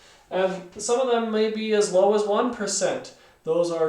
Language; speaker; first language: English; native; English